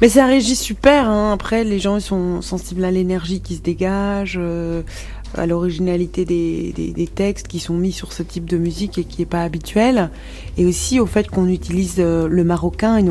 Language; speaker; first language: French; non-native, local second language; Arabic